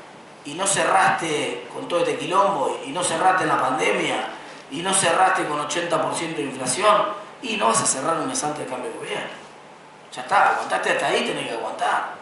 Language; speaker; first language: Spanish; native; Spanish